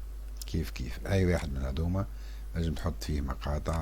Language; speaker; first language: Arabic; native; Arabic